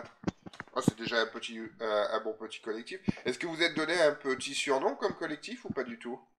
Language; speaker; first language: French; native; French